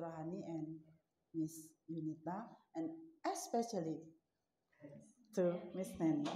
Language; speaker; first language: English; non-native, learner; Indonesian